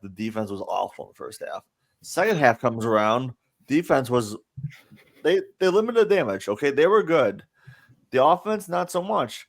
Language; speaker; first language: English; native; English